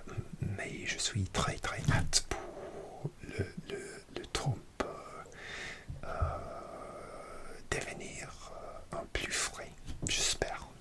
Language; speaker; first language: French; non-native, learner; English